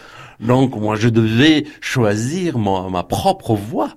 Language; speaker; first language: French; non-native, fluent; Persian